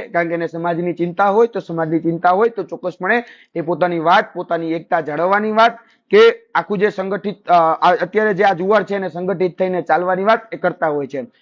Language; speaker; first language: Gujarati; native; Gujarati